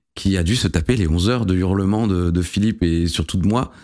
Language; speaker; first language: French; native; French